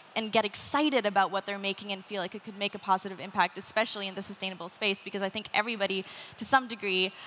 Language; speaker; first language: English; native; English